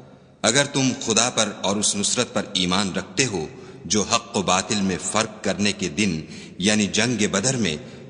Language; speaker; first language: Urdu; native; Urdu